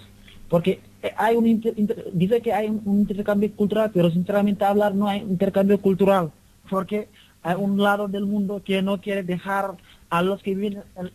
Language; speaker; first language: Spanish; non-native, learner; Wolof